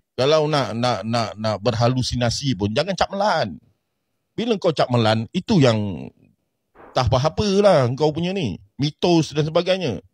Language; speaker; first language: Malay; native; Malay